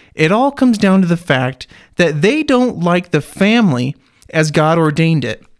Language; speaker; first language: English; native; English